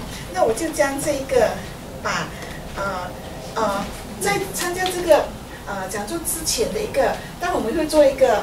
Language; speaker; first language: Chinese; native; Chinese